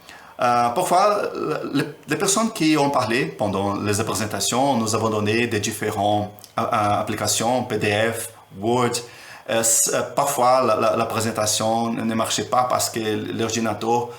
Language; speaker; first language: French; non-native, learner; Portuguese